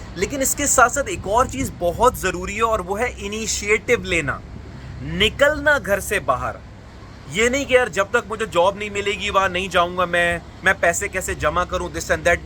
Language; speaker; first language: Urdu; native; Urdu